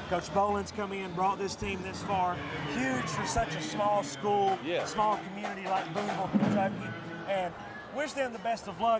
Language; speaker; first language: English; native; English